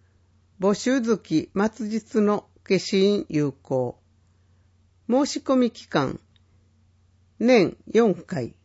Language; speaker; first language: Japanese; native; Japanese